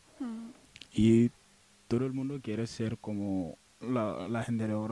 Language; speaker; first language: Spanish; non-native, learner; Wolof